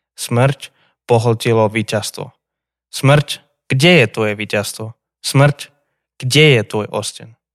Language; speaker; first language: Slovak; non-native, fluent; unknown